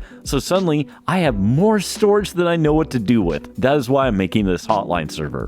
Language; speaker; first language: English; native; English